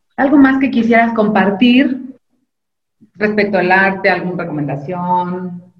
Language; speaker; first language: Spanish; native; Spanish